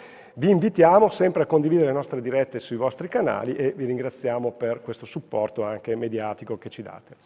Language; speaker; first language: Italian; native; Italian